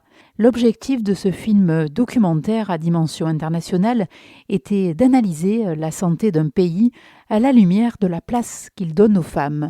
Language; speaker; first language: French; native; French